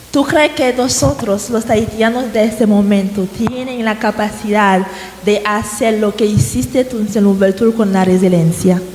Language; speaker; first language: Spanish; non-native, fluent; Haitian Creole